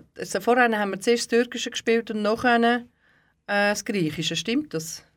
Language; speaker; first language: German; early bilingual, other home language; Turkish